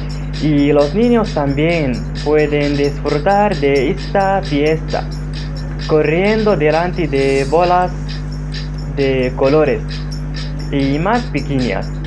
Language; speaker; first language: Spanish; non-native, learner; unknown